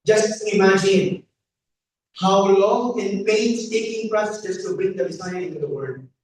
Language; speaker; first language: English; non-native, local second language; Filipino